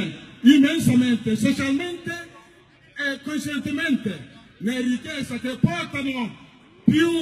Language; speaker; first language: Italian; non-native, learner; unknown